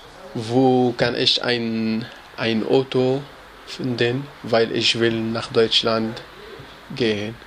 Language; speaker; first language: German; non-native, learner; Arabic